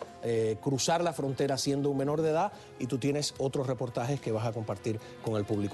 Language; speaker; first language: Spanish; native; Spanish